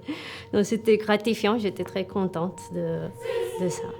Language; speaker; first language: French; non-native, fluent; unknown